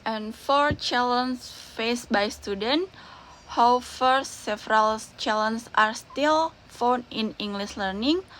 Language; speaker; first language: English; non-native, learner; Indonesian